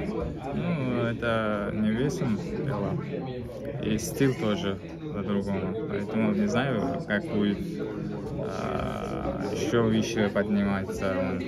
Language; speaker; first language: Russian; non-native, local second language; Uzbek